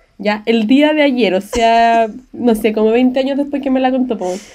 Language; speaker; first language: Spanish; native; Spanish